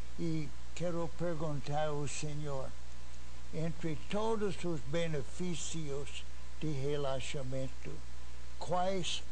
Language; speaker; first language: Portuguese; non-native, fluent; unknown